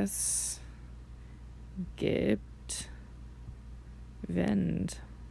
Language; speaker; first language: German; non-native, fluent; English